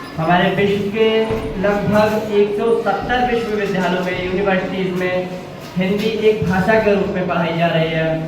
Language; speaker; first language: Hindi; native; Hindi